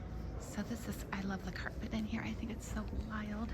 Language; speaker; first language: English; native; English